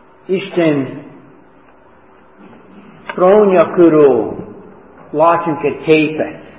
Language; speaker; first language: Hungarian; non-native, learner; English